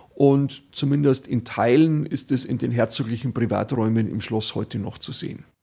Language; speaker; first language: German; native; German